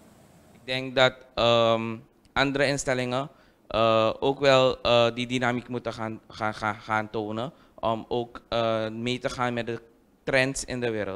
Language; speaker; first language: Dutch; native; Dutch